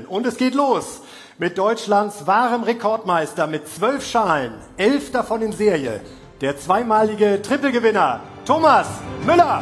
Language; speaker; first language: German; native; German